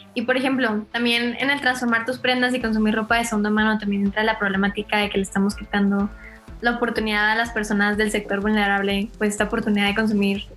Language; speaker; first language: Spanish; native; Spanish